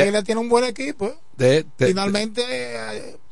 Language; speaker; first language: Spanish; native; Spanish